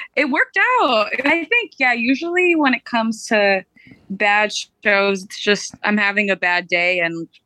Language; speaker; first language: English; early bilingual, other home language; Romanian